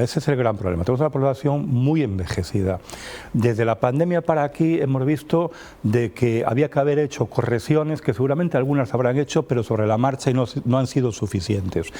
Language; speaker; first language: Spanish; native; Spanish